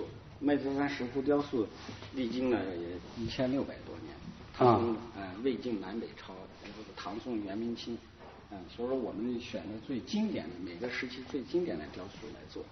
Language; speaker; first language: Chinese; native; Chinese